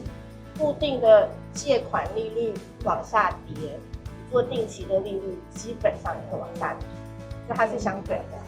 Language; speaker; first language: Chinese; native; Chinese